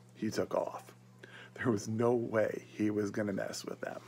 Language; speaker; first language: English; native; English